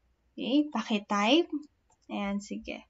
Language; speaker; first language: Filipino; native; Filipino